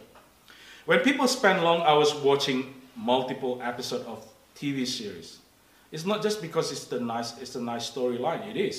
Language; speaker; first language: English; non-native, fluent; Indonesian